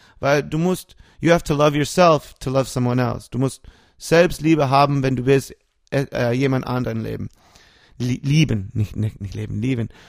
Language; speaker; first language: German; non-native, learner; English